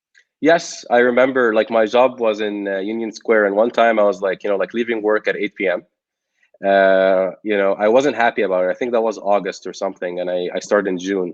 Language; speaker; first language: English; non-native, local second language; Arabic